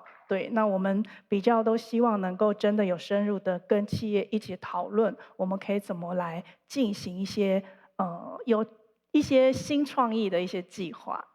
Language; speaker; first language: Chinese; native; Chinese